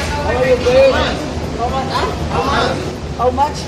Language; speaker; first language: English; non-native, local second language; Filipino